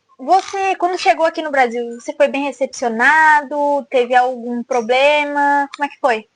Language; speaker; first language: Portuguese; native; Portuguese